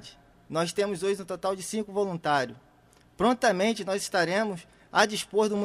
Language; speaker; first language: Portuguese; native; Portuguese